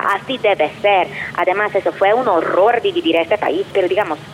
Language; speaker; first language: Spanish; non-native, fluent; Hungarian